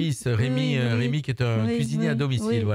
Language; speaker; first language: French; native; French